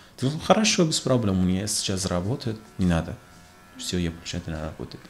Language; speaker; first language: Russian; non-native, learner; Persian